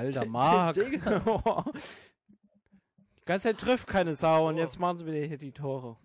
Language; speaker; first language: German; native; German